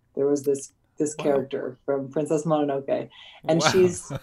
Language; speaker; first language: English; native; English